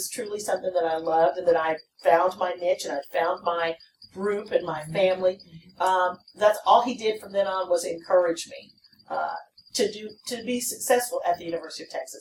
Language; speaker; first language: English; native; English